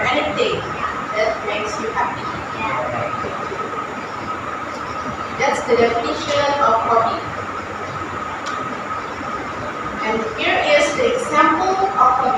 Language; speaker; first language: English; non-native, fluent; Indonesian